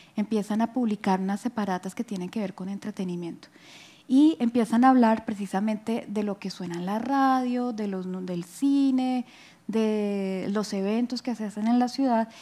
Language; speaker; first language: Spanish; native; Spanish